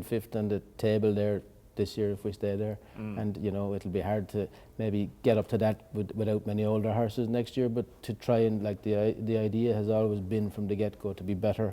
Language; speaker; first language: English; native; English